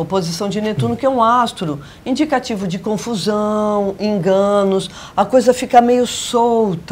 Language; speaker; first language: Portuguese; native; Portuguese